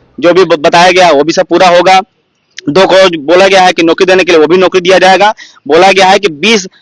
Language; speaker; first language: Hindi; native; Hindi